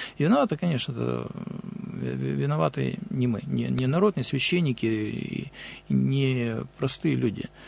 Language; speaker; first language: Russian; native; Russian